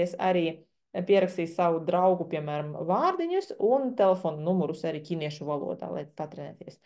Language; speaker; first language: Latvian; non-native, fluent; Chinese